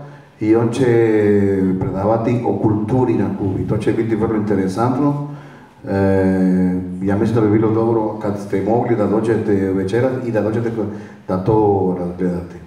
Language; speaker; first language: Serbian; non-native, fluent; Spanish